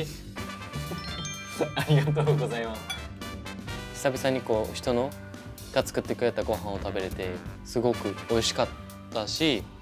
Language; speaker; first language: Japanese; native; Japanese